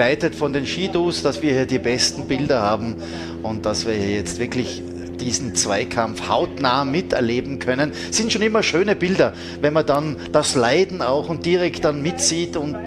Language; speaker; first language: German; native; German